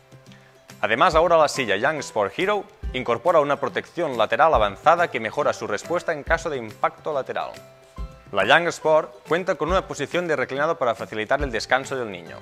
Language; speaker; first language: Spanish; native; Spanish